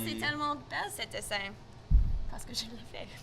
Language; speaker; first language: French; non-native, local second language; English